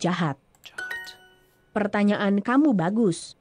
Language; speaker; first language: Indonesian; non-native, learner; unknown